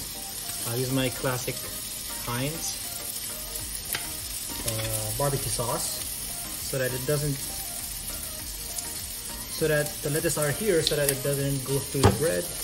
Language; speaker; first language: English; non-native, local second language; Filipino